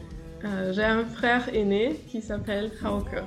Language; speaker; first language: French; non-native, fluent; German